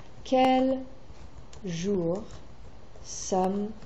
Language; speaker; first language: French; non-native, fluent; English